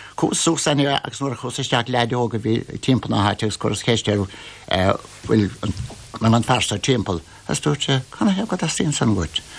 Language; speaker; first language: Irish; native; Irish